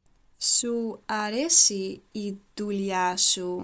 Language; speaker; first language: Greek; non-native, learner; Dutch